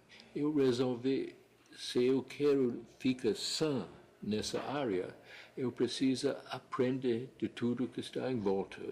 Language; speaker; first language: Portuguese; non-native, fluent; English